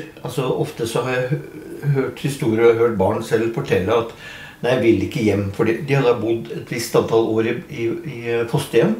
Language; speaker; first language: Norwegian; native; Norwegian